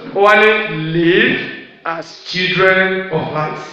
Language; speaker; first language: English; non-native, local second language; Yoruba